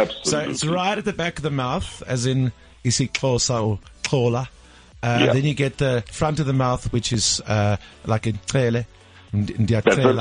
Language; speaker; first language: English; native; English